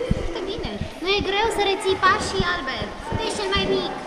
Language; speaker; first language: Romanian; native; Romanian